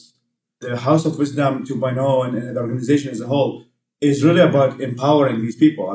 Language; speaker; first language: English; non-native, fluent; Arabic